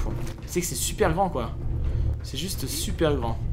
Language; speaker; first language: French; native; French